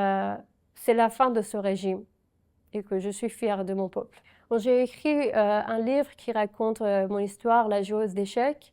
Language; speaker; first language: French; non-native, fluent; Persian